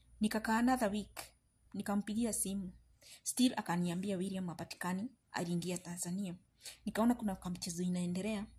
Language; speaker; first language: Swahili; native; Swahili